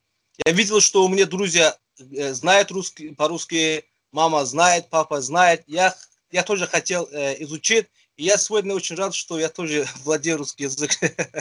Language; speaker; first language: Russian; non-native, fluent; Azerbaijani